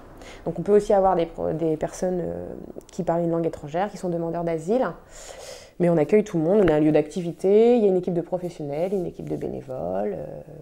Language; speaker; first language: French; native; French